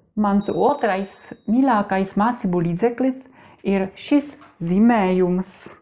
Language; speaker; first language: Latvian; non-native, learner; Czech